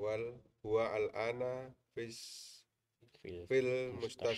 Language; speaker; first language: Arabic; non-native, learner; Indonesian